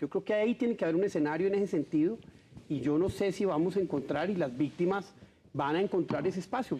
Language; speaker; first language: Spanish; native; Spanish